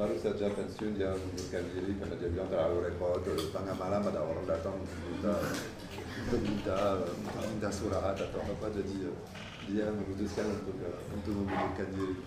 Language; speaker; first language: Indonesian; non-native, fluent; French